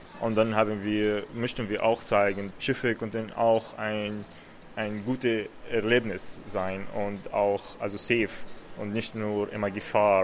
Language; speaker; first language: German; non-native, learner; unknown